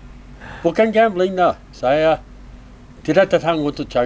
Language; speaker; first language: Indonesian; non-native, learner; English